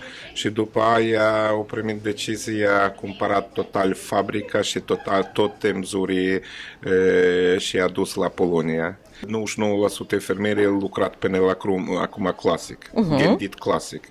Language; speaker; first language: Romanian; non-native, learner; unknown